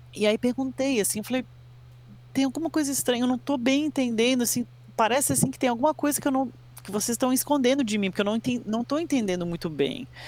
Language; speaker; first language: Portuguese; early bilingual, other home language; English